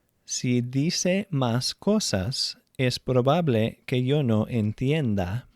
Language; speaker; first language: Spanish; non-native, fluent; English